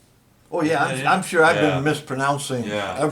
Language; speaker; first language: English; native; English